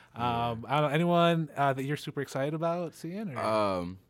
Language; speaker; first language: English; native; English